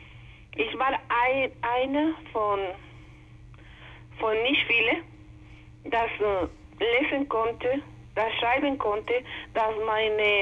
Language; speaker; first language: German; non-native, learner; Spanish